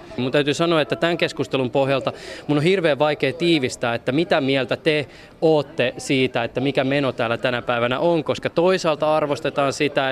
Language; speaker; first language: Finnish; native; Finnish